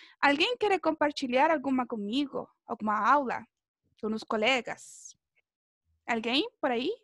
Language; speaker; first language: Portuguese; non-native, fluent; Spanish